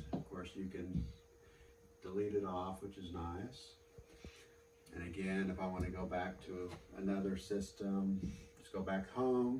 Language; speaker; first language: English; native; English